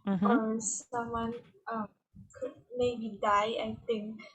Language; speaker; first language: English; non-native, learner; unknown